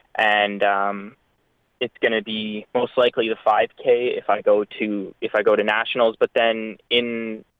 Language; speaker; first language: English; native; English